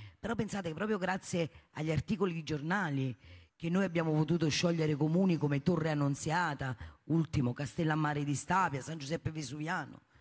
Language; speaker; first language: Italian; native; Italian